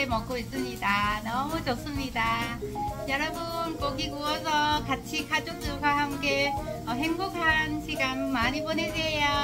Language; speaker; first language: Korean; non-native, learner; Vietnamese